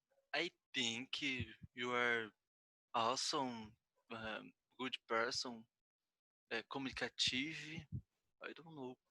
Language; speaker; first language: English; non-native, learner; Portuguese